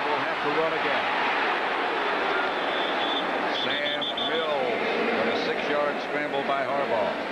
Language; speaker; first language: English; native; English